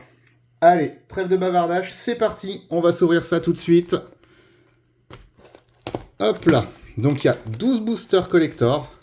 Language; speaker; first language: French; native; French